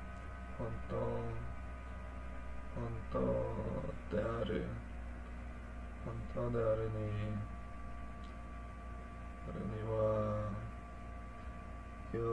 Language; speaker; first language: Japanese; non-native, learner; English